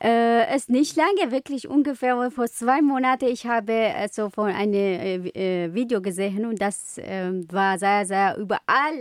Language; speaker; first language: German; non-native, learner; Kurdish